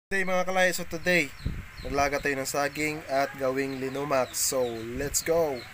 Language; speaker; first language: Filipino; non-native, local second language; Aklanon